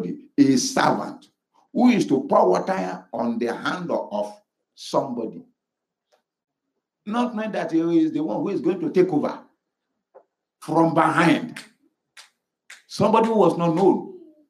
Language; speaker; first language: English; non-native, local second language; Yoruba